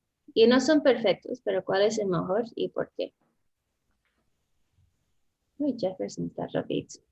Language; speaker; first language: Spanish; non-native, fluent; English